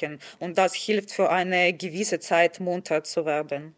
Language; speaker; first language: German; non-native, fluent; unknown